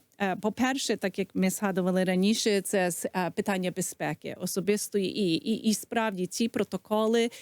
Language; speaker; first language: Ukrainian; early bilingual, heritage; Ukrainian